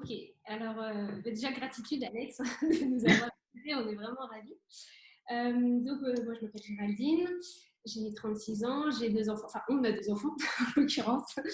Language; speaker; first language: French; native; French